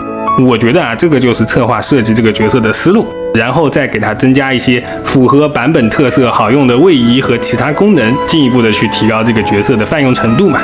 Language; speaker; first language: Chinese; native; Chinese